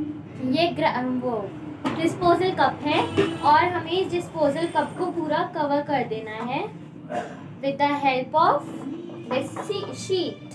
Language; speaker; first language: Hindi; native; Hindi